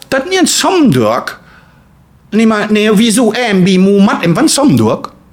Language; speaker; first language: Vietnamese; non-native, fluent; German